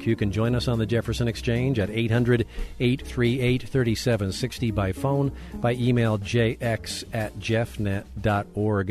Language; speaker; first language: English; native; English